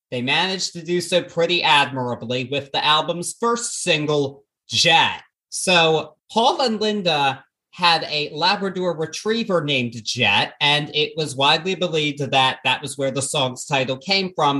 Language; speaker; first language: English; native; English